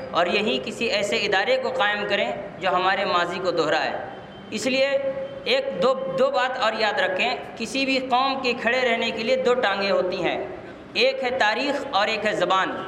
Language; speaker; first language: Urdu; native; Urdu